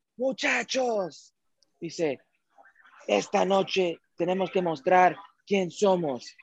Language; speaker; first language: Spanish; early bilingual, heritage; Spanish